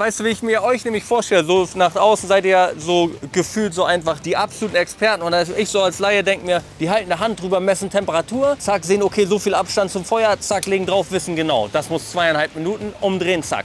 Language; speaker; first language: German; native; German